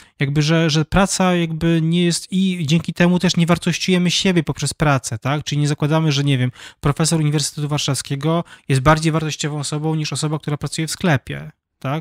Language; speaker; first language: Polish; native; Polish